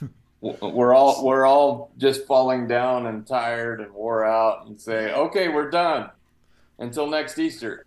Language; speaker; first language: English; native; English